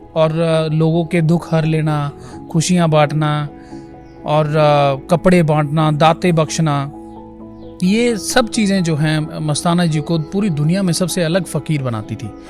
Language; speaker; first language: Hindi; native; Hindi